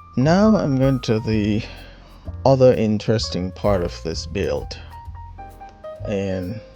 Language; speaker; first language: English; native; English